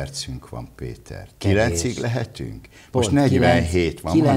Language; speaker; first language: Hungarian; native; Hungarian